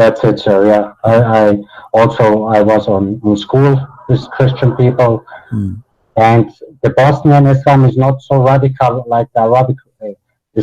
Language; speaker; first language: English; non-native, learner; Bosnian